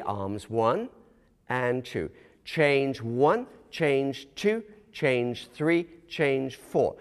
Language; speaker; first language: English; native; English